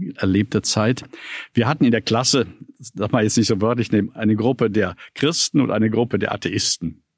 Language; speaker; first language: German; native; German